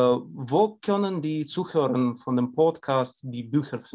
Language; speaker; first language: German; non-native, fluent; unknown